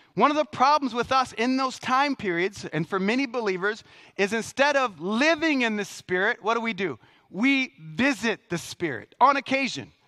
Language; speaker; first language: English; native; English